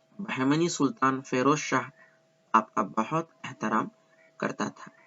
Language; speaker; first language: Urdu; native; Urdu